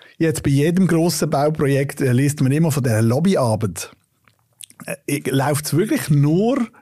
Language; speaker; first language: German; native; German